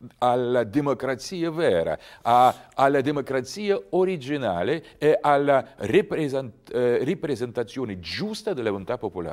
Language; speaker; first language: Italian; non-native, learner; Russian